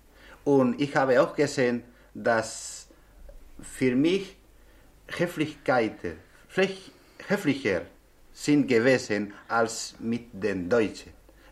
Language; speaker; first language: German; non-native, learner; Spanish